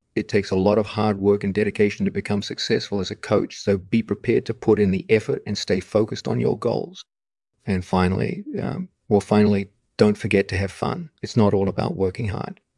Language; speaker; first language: English; native; English